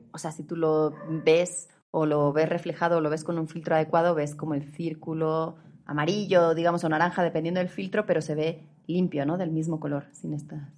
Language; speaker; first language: Spanish; native; Spanish